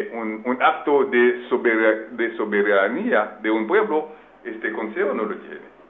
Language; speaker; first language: Spanish; non-native, fluent; French